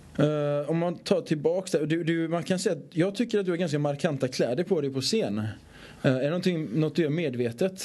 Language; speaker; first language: Swedish; early bilingual, other home language; Persian